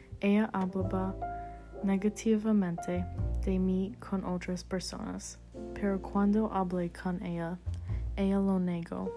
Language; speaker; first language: Spanish; non-native, learner; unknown